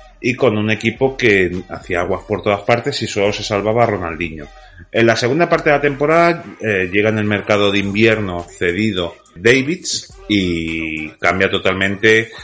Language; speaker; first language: Spanish; native; Spanish